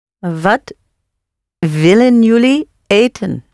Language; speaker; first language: Dutch; non-native, learner; English